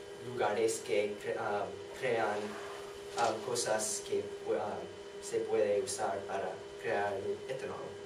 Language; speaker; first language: Spanish; non-native, learner; English